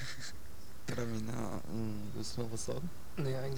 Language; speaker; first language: Spanish; non-native, learner; German